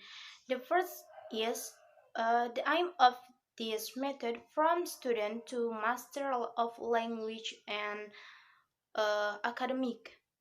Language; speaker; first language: English; non-native, learner; Indonesian